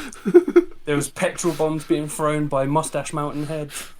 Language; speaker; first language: English; native; English